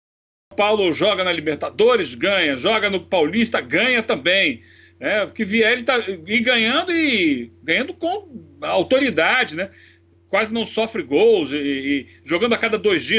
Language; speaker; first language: Portuguese; native; Portuguese